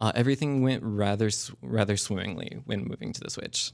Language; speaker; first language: English; native; English